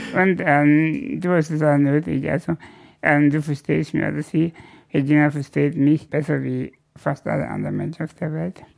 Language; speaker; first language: German; native; German